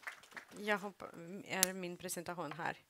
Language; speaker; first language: Swedish; non-native, fluent; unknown